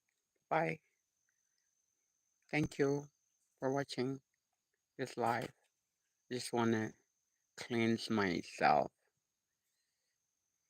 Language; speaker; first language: English; non-native, learner; Indonesian